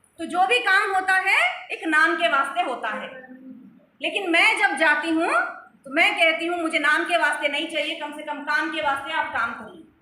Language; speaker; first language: Hindi; non-native, local second language; Telugu